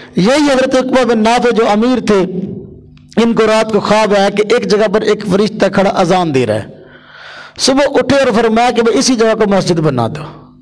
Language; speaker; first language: Urdu; non-native, local second language; Punjabi